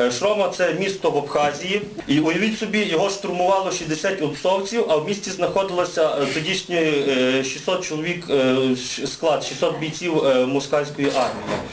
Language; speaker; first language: Ukrainian; native; Ukrainian